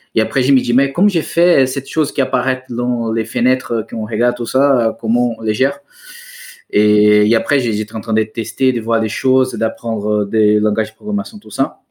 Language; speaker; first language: French; non-native, fluent; Portuguese